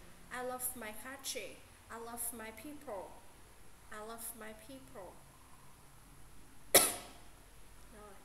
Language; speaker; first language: English; non-native, learner; Vietnamese